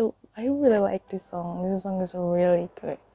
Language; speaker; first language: English; non-native, learner; Indonesian